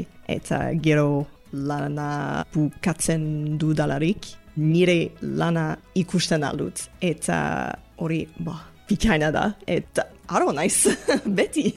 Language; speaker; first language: Basque; non-native, learner; English